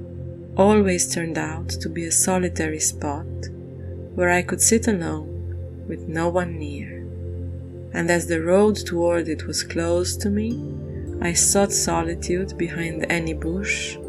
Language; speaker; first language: English; non-native, fluent; French